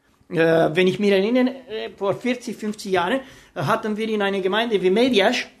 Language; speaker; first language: German; non-native, fluent; Romanian